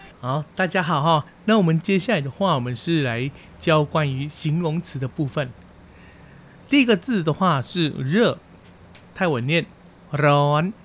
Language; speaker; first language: Chinese; early bilingual, heritage; Chinese